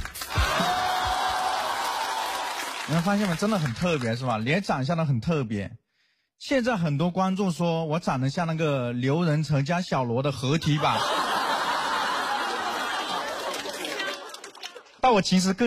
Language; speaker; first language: Chinese; non-native, local second language; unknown